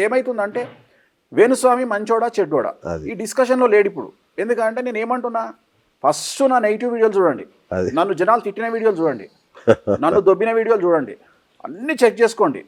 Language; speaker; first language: Telugu; native; Telugu